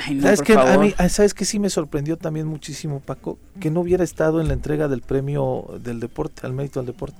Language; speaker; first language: Spanish; native; Spanish